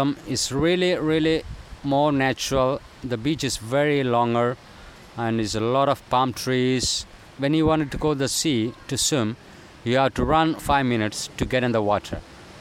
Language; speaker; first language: English; non-native, local second language; Malayalam